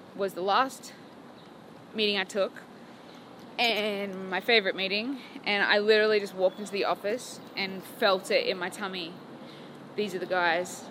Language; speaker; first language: English; native; English